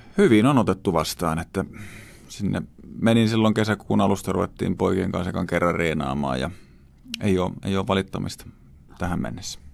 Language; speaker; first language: Finnish; native; Finnish